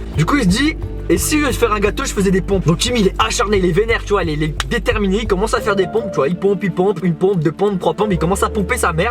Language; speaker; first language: French; native; French